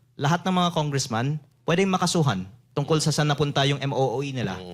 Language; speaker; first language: Filipino; native; Filipino